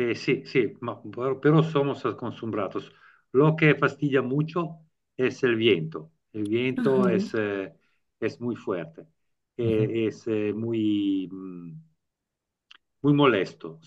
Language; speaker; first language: Spanish; non-native, learner; Italian